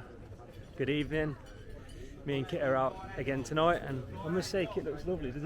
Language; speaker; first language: English; native; English